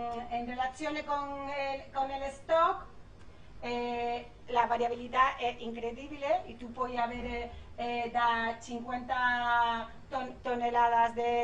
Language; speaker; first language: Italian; non-native, learner; Spanish